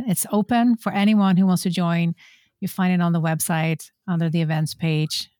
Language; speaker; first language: English; non-native, fluent; Swedish